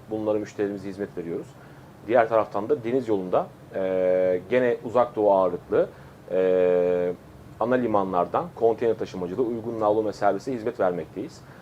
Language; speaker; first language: Turkish; native; Turkish